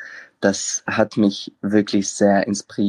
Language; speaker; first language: German; non-native, fluent; Arabic